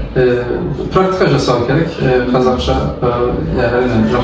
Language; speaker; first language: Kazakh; non-native, learner; Turkish